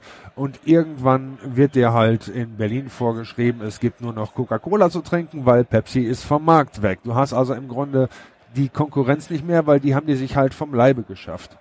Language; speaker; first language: German; native; German